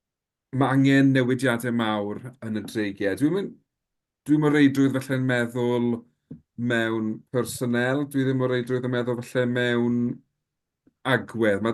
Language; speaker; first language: Welsh; native; Welsh